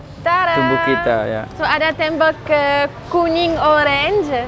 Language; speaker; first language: Indonesian; non-native, learner; French